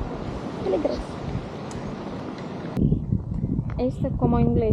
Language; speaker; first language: Spanish; non-native, learner; Russian